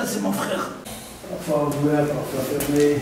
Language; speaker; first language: French; non-native, local second language; Arabic